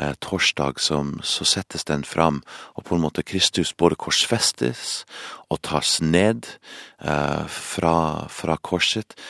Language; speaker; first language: Norwegian; non-native, fluent; English